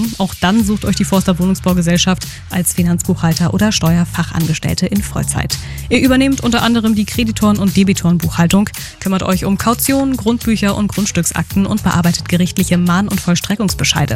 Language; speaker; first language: German; native; German